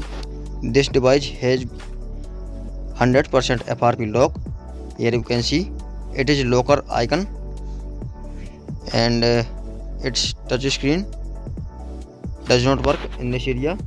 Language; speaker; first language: English; non-native, local second language; Hindi